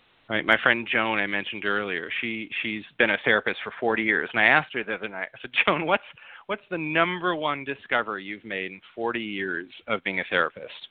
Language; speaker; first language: English; native; English